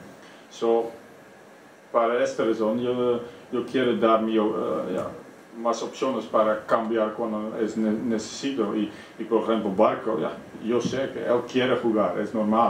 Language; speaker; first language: Spanish; non-native, fluent; Dutch